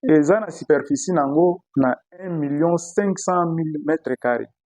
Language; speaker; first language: Lingala; non-native, local second language; Kituba (Democratic Republic of Congo)